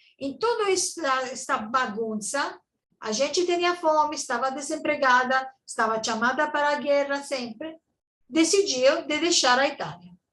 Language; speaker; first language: Portuguese; non-native, learner; Italian